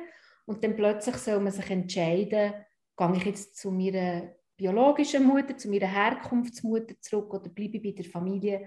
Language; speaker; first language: German; native; German